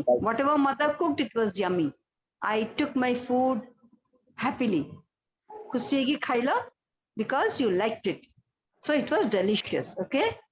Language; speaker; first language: English; non-native, local second language; Odia